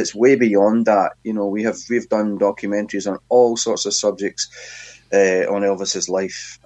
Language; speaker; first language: English; native; English